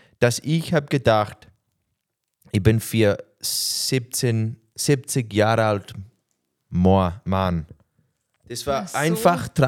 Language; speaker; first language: German; non-native, learner; English